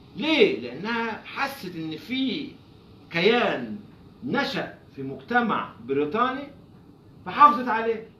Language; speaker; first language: Arabic; native; Arabic